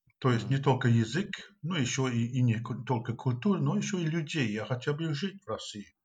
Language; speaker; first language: Russian; non-native, fluent; English